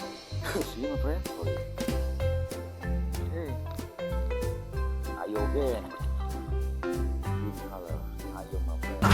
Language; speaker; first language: English; non-native, learner; Indonesian